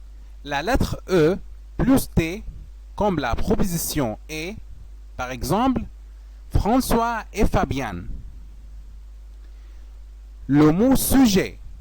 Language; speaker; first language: French; non-native, fluent; Arabic